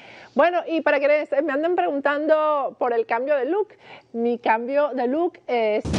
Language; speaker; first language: Spanish; native; Spanish